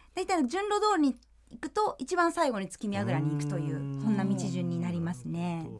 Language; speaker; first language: Japanese; native; Japanese